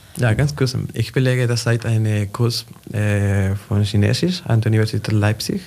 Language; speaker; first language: German; non-native, fluent; Spanish